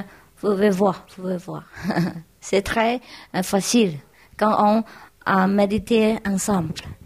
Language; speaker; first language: French; non-native, learner; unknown